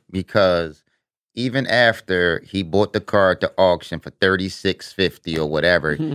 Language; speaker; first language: English; native; English